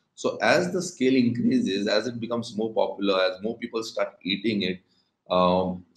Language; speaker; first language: English; non-native, local second language; Konkani